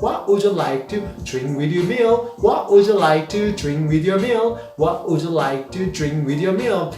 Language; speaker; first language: English; non-native, fluent; Korean